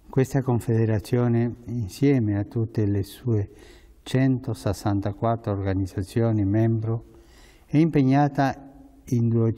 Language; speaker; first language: Italian; non-native, fluent; Spanish